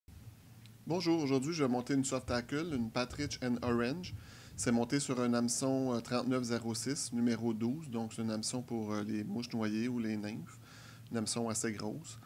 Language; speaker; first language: French; native; French